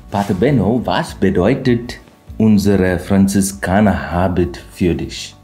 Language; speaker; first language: German; non-native, fluent; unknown